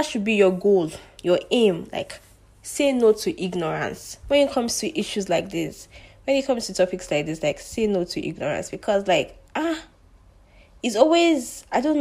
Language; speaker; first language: English; non-native, local second language; Yoruba